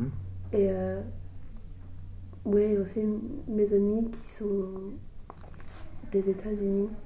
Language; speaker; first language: French; non-native, fluent; English